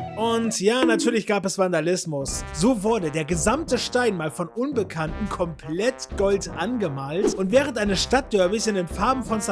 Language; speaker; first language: German; native; German